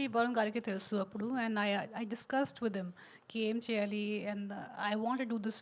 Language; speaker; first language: Telugu; non-native, learner; Hindi